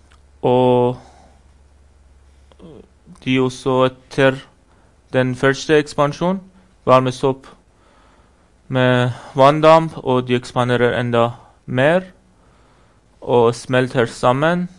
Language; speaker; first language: Norwegian; non-native, fluent; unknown